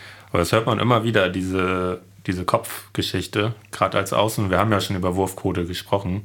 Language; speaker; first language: German; native; German